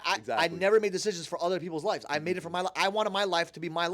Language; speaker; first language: English; native; English